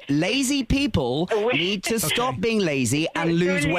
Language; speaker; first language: English; native; English